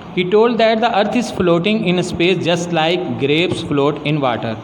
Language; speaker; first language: English; non-native, local second language; Urdu